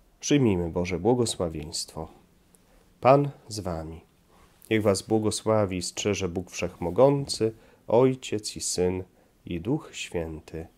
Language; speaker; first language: Polish; native; Polish